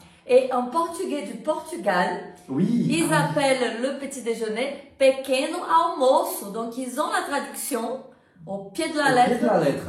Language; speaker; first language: French; non-native, fluent; Portuguese